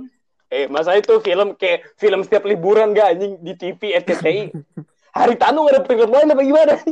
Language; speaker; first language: Indonesian; native; Indonesian